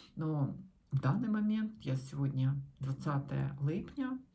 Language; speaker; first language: Ukrainian; non-native, local second language; Russian